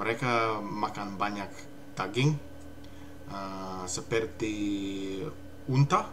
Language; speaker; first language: Indonesian; non-native, learner; English